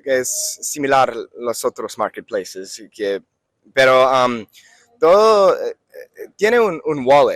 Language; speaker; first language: Spanish; non-native, learner; English